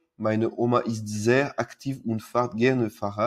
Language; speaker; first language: German; non-native, learner; French